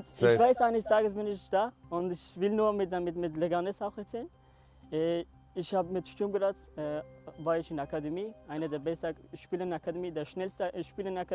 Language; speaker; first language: German; non-native, learner; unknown